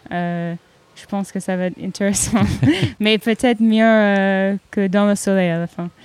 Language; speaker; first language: French; non-native, learner; English